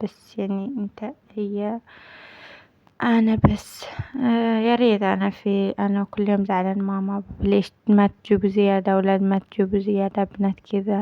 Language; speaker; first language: Arabic; non-native, learner; Amharic